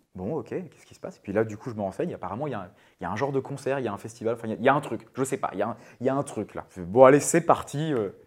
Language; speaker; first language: French; native; French